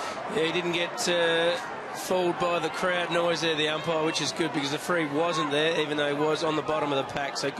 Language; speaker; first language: English; native; English